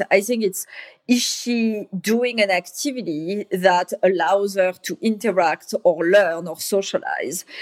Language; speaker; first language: English; non-native, fluent; French